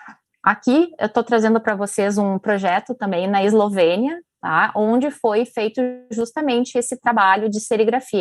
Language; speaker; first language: Portuguese; native; Portuguese